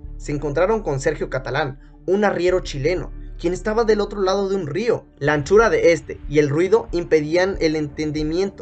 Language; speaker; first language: Spanish; native; Spanish